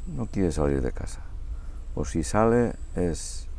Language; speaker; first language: Spanish; non-native, local second language; Catalan